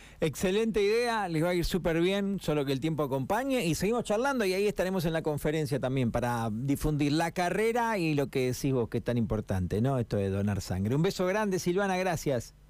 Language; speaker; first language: Spanish; native; Spanish